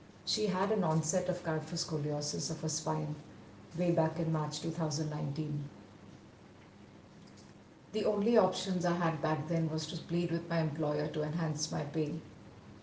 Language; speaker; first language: English; non-native, local second language; Telugu